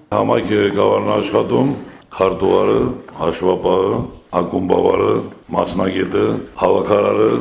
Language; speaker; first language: Armenian; native; Armenian